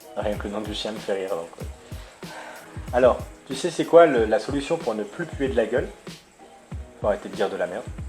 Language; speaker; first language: French; native; French